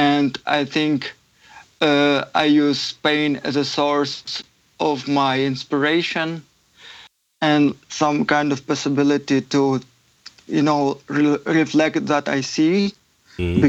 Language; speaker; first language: English; non-native, fluent; Ukrainian